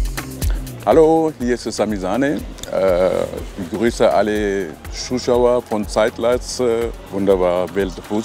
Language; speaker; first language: German; non-native, fluent; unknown